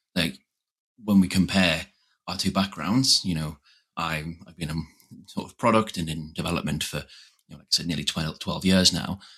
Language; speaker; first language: English; native; English